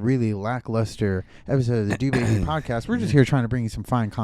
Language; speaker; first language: English; native; English